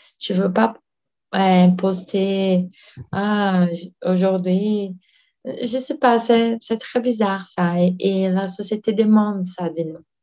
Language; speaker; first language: French; non-native, learner; Portuguese